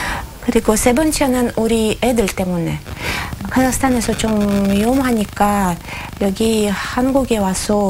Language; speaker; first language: Korean; non-native, learner; Russian